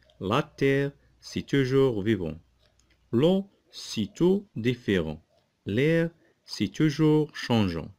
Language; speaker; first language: French; non-native, local second language; Arabic